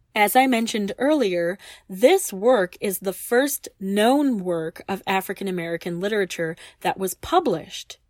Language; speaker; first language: English; native; English